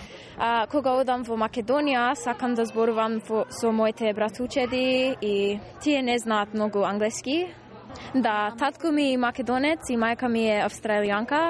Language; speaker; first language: Macedonian; early bilingual, heritage; English